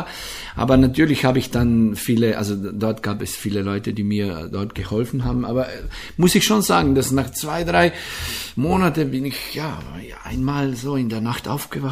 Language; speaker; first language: German; non-native, fluent; Slovenian